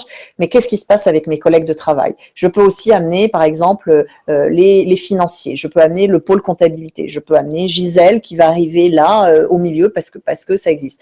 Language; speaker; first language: French; native; French